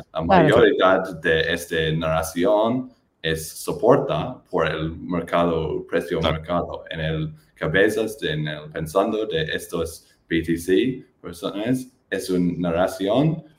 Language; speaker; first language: Spanish; non-native, learner; English